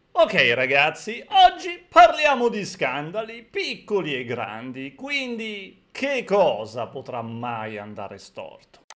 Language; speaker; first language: Italian; native; Italian